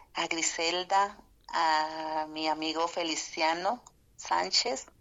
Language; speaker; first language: Spanish; non-native, local second language; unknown